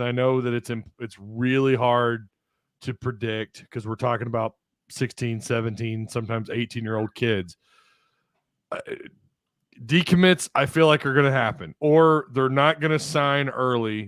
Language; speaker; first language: English; native; English